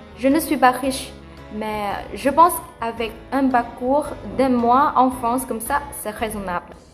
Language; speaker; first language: French; non-native, fluent; Vietnamese